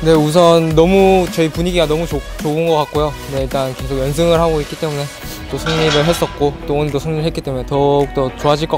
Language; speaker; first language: Korean; native; Korean